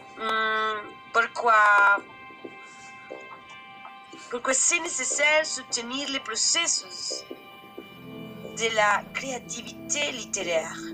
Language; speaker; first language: French; non-native, learner; Spanish